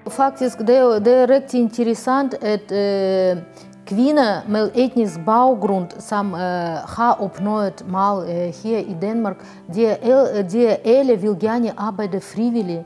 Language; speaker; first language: Danish; non-native, fluent; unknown